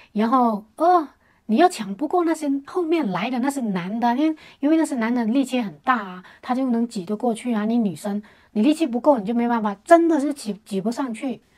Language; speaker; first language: Chinese; native; Chinese